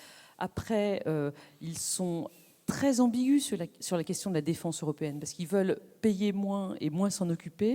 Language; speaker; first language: French; native; French